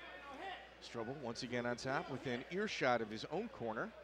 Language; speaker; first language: English; native; English